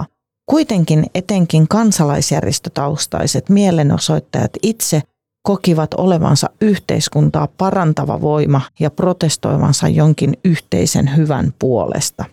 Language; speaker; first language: Finnish; native; Finnish